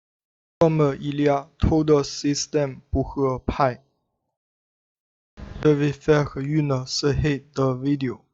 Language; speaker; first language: French; non-native, learner; Chinese